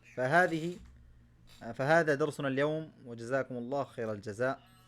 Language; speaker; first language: Arabic; non-native, fluent; Bangla